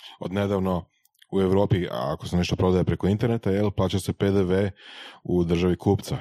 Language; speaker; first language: Croatian; native; Croatian